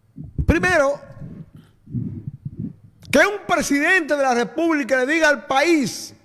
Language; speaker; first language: Spanish; native; Spanish